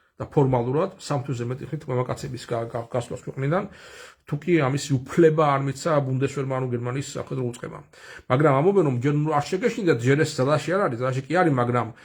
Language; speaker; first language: Georgian; native; Georgian